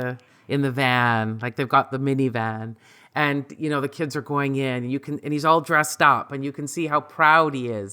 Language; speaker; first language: English; native; English